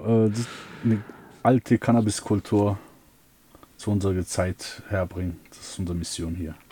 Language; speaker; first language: German; early bilingual, other home language; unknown